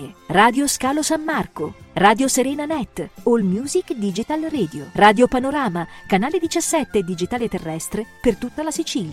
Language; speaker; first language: Italian; native; Italian